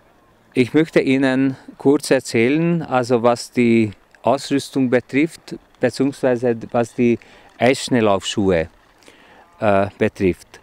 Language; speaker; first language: German; non-native, fluent; Hungarian